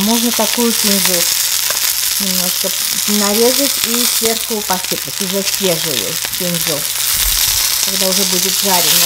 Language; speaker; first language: Russian; non-native, fluent; Armenian